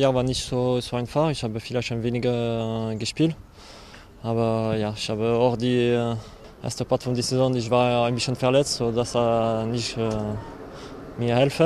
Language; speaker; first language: German; non-native, learner; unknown